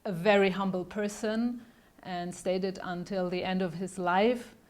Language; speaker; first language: English; non-native, fluent; German